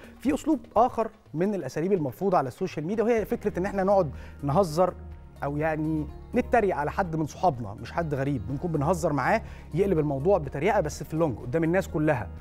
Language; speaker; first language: Egyptian Arabic; native; Egyptian Arabic